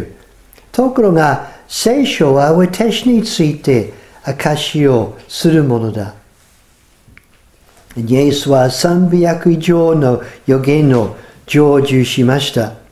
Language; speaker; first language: Japanese; non-native, fluent; English